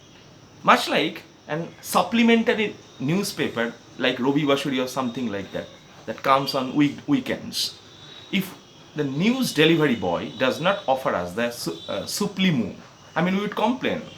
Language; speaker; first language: English; non-native, local second language; Bangla